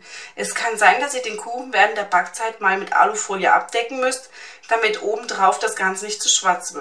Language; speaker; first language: German; native; German